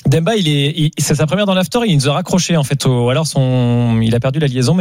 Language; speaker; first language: French; native; French